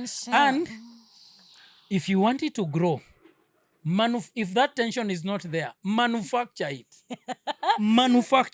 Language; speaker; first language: English; non-native, local second language; Swahili